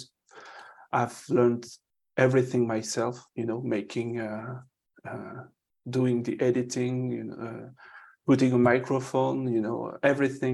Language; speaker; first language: English; non-native, fluent; French